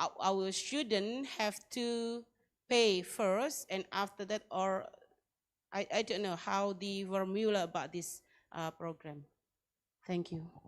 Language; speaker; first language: English; non-native, learner; Indonesian